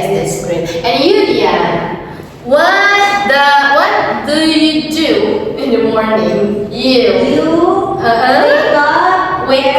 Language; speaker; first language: English; non-native, learner; Indonesian